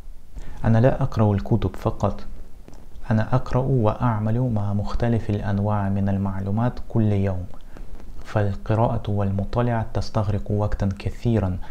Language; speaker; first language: Arabic; non-native, fluent; Russian